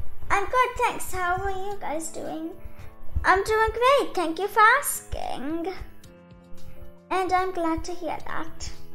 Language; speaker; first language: English; native; English